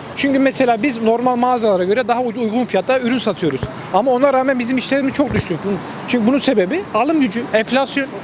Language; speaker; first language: Turkish; native; Turkish